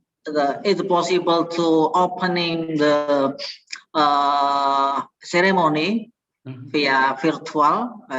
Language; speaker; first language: English; non-native, learner; Indonesian